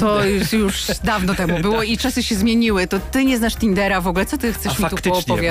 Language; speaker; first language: Polish; native; Polish